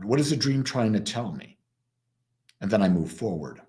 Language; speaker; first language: English; native; English